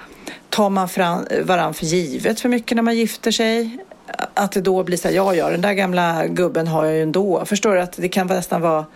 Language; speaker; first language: Swedish; native; Swedish